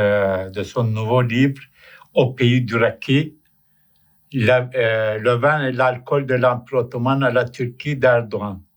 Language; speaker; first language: French; non-native, fluent; Turkish